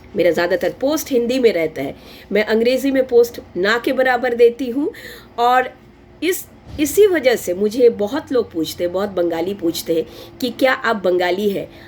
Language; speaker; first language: Hindi; non-native, local second language; Bangla